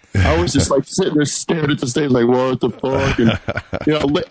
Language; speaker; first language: English; native; English